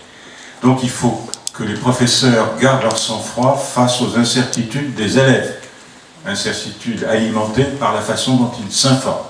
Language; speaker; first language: French; native; French